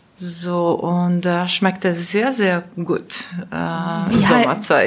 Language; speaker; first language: German; non-native, learner; Latvian